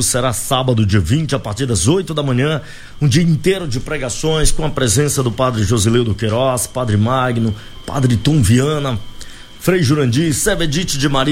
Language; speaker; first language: Portuguese; native; Portuguese